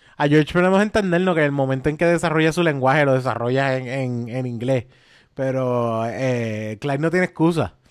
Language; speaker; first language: Spanish; native; Spanish